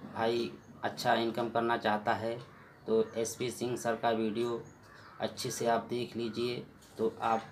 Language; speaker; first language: Hindi; native; Hindi